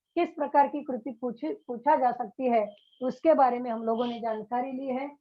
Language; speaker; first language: Hindi; non-native, local second language; Marathi